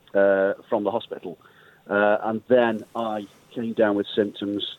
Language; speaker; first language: English; native; English